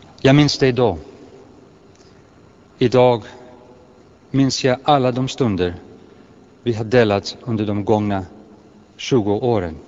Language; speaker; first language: Swedish; non-native, fluent; Greek